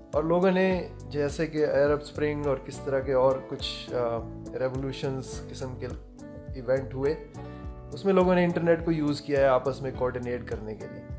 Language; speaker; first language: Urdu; native; Urdu